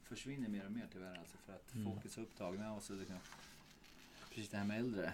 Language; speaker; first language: Swedish; non-native, fluent; Bosnian